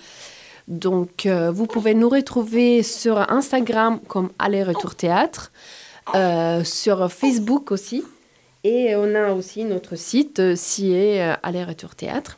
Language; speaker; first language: French; non-native, fluent; Italian